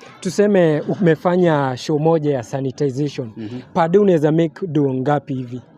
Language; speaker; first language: Swahili; native; Swahili